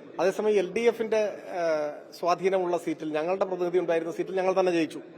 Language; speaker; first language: Malayalam; native; Malayalam